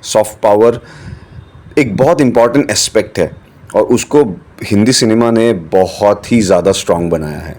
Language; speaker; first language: Hindi; non-native, local second language; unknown